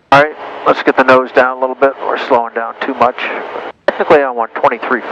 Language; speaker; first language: English; native; English